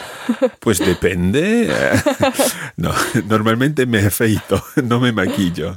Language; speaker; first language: Spanish; non-native, fluent; English